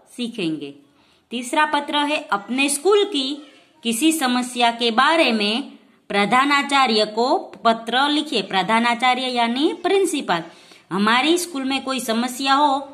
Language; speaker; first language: Hindi; non-native, local second language; Gujarati